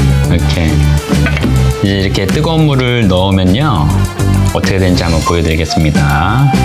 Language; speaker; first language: Korean; native; Korean